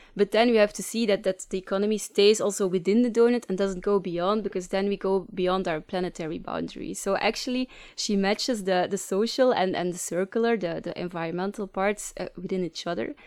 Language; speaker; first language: English; non-native, fluent; Dutch